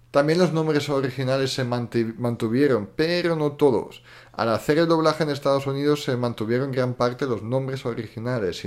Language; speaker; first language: Spanish; early bilingual, other home language; German